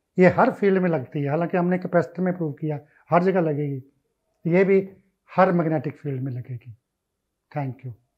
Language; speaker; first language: Hindi; non-native, local second language; Punjabi